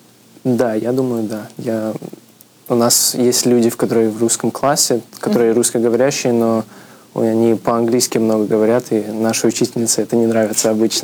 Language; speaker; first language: Russian; early bilingual, heritage; Russian